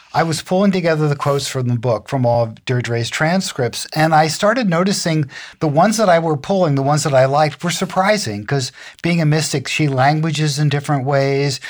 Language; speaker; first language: English; native; English